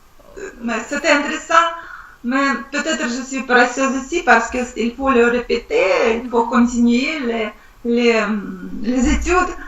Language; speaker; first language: French; non-native, learner; Russian